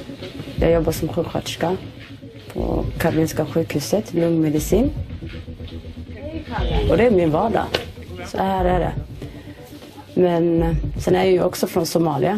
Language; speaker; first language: Swedish; non-native, local second language; Somali